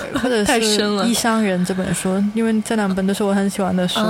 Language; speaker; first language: Chinese; non-native, local second language; Cantonese